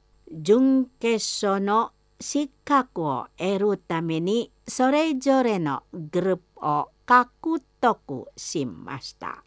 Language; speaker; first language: Japanese; non-native, fluent; Indonesian